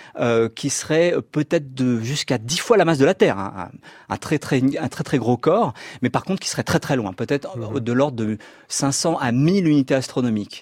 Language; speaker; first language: French; native; French